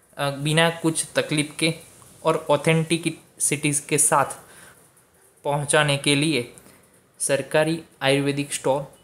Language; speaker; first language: Hindi; non-native, local second language; Gujarati